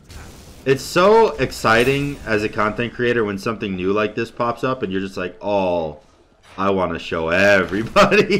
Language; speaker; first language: English; native; English